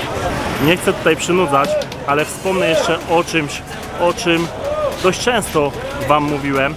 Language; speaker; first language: Polish; native; Polish